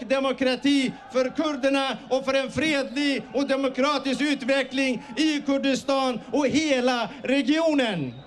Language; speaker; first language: Swedish; early bilingual, other home language; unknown